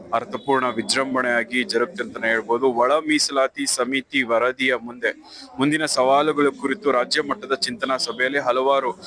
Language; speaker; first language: Kannada; native; Kannada